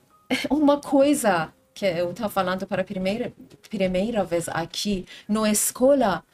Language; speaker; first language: Portuguese; non-native, learner; Persian